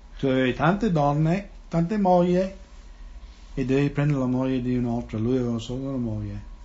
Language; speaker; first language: Italian; non-native, fluent; English